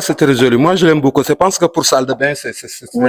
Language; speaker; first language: French; non-native, local second language; Wolof